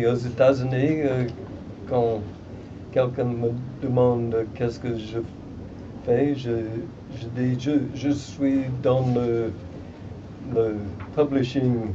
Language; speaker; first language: French; non-native, fluent; English